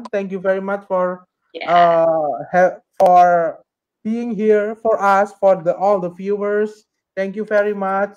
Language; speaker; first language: English; non-native, fluent; Indonesian